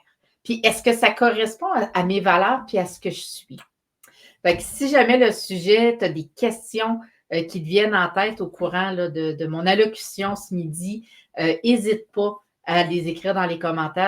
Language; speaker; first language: French; native; French